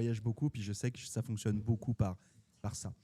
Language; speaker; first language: French; native; French